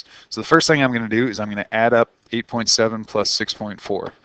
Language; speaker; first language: English; native; English